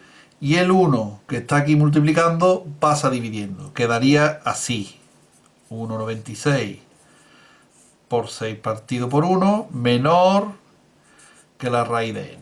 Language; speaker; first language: Spanish; native; Spanish